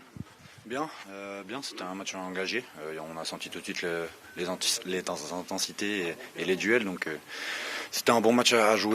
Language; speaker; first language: French; native; French